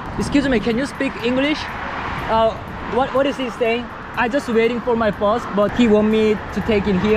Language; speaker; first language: English; non-native, learner; Korean